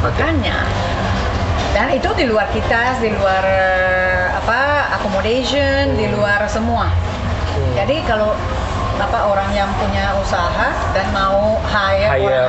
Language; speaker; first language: Indonesian; non-native, fluent; Spanish